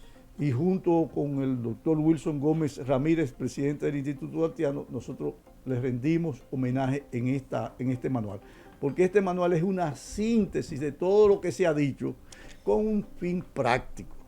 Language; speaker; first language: Spanish; native; Spanish